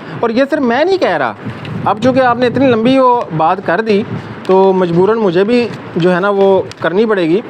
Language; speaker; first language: Urdu; non-native, local second language; Punjabi